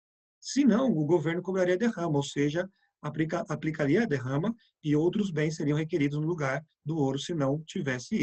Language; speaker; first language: Portuguese; native; Portuguese